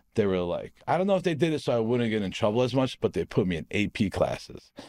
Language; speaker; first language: English; native; English